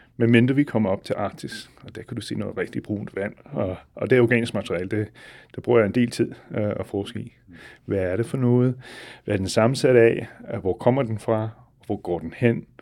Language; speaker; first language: Danish; non-native, fluent; English